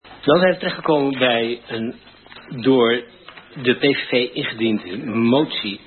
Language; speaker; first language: Dutch; native; Dutch